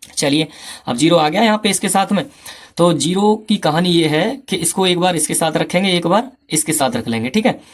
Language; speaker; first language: Hindi; native; Hindi